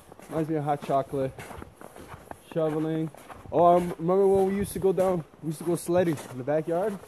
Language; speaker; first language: English; early bilingual, other home language; Portuguese